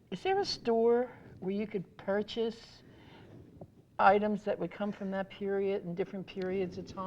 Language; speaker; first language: English; native; English